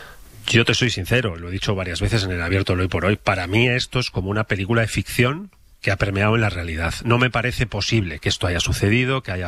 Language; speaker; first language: Spanish; native; Spanish